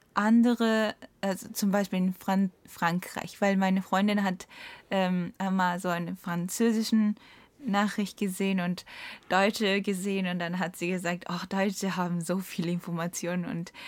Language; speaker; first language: German; non-native, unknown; Japanese